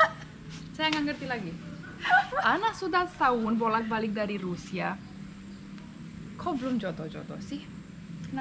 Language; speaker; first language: Indonesian; non-native, fluent; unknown